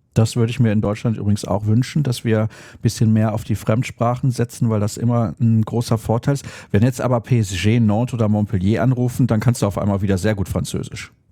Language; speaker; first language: German; native; German